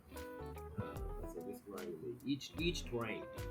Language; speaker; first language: English; non-native, fluent; Japanese